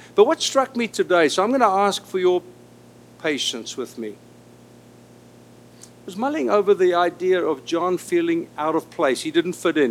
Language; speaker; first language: English; non-native, local second language; Afrikaans